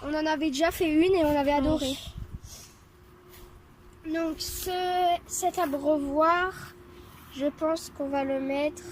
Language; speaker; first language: French; native; French